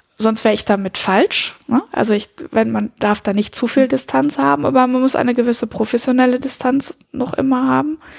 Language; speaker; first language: German; early bilingual, heritage; German